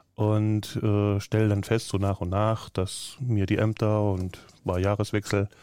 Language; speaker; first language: German; native; German